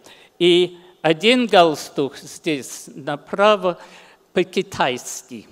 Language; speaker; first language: Russian; early bilingual, heritage; English